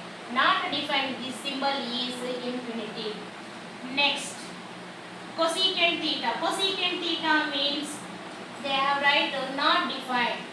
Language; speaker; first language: English; non-native, local second language; Telugu